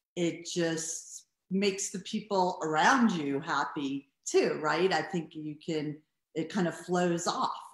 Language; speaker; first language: English; native; English